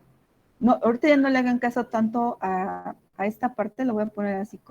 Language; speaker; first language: Spanish; native; Spanish